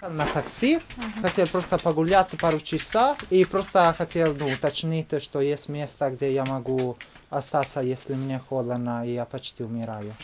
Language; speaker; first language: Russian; non-native, learner; Italian